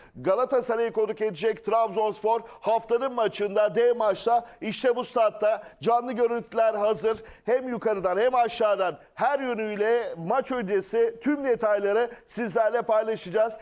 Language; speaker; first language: Turkish; native; Turkish